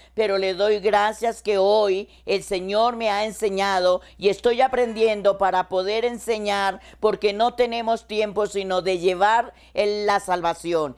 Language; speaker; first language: Spanish; native; Spanish